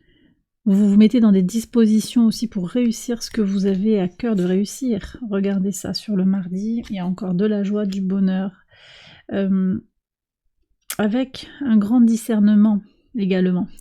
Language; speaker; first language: French; native; French